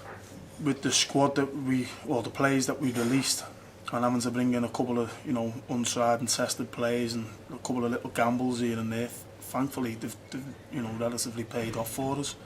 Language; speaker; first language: English; native; English